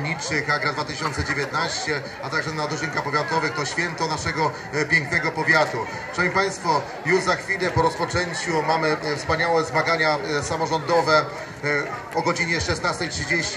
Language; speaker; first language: Polish; native; Polish